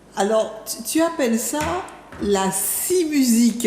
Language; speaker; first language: French; native; French